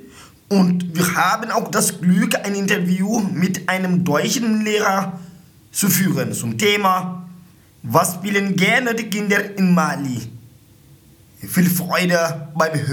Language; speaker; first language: German; non-native, learner; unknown